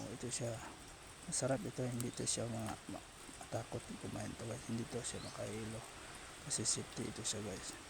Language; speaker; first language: Filipino; non-native, local second language; Cebuano